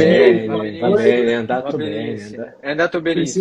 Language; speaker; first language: Italian; non-native, learner; Portuguese